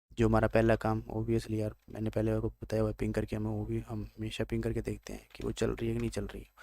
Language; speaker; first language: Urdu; native; Urdu